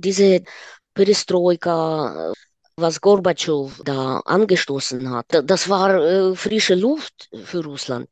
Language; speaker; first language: German; non-native, fluent; Ukrainian